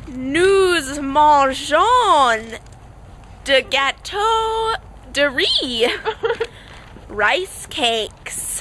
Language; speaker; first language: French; non-native, learner; English